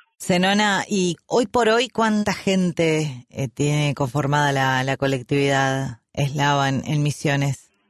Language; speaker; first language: Spanish; native; Spanish